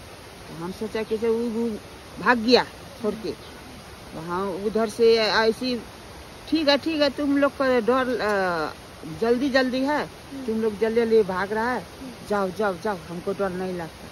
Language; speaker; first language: Hindi; non-native, local second language; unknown